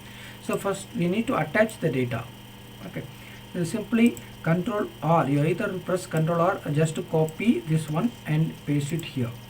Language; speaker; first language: English; non-native, local second language; Tamil